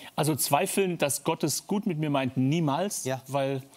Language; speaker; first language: German; native; German